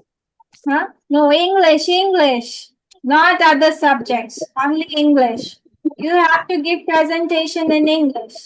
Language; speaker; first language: English; non-native, fluent; Bangla